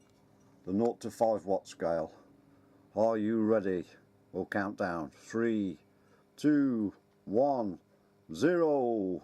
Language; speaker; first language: English; native; English